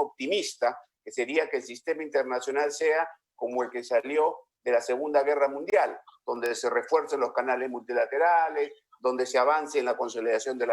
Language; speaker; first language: Spanish; native; Spanish